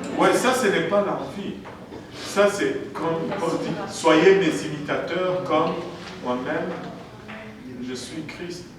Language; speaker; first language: French; non-native, local second language; Swahili